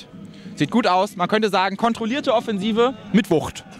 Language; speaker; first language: German; native; German